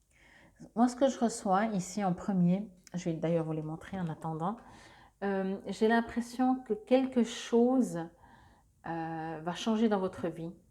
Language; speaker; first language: French; native; French